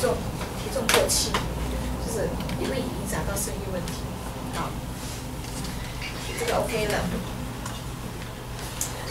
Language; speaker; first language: Chinese; native; Chinese